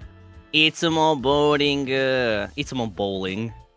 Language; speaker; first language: Japanese; non-native, fluent; English